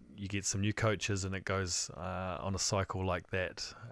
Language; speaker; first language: English; native; English